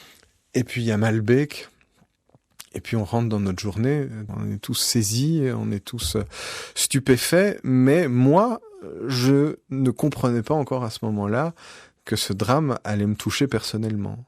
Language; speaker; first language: French; native; French